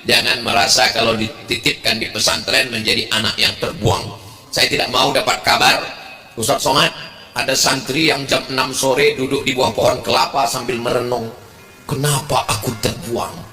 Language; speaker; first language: Indonesian; native; Indonesian